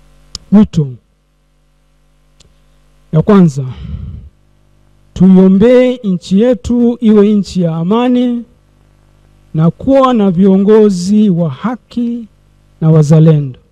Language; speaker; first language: Swahili; native; Swahili